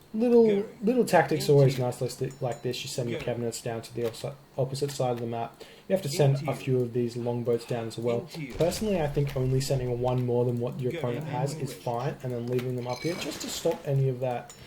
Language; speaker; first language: English; native; English